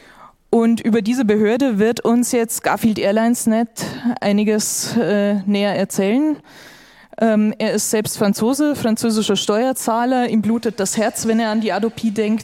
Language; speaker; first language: German; native; German